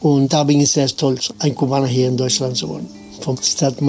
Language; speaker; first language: German; non-native, learner; Spanish